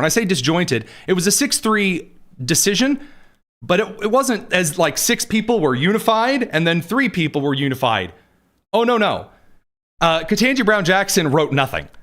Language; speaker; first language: English; native; English